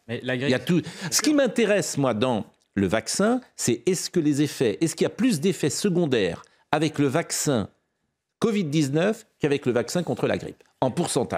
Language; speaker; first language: French; native; French